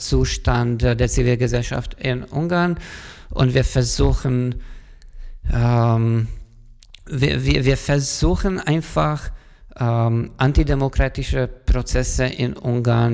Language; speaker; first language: German; non-native, fluent; Hungarian